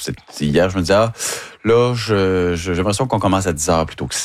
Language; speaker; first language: French; native; French